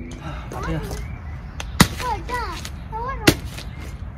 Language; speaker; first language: Chinese; early bilingual, heritage; Chinese